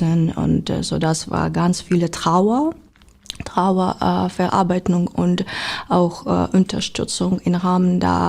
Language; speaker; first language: German; non-native, learner; Ukrainian